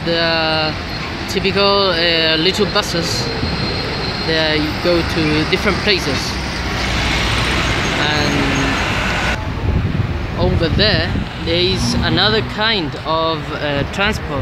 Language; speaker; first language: English; non-native, learner; Spanish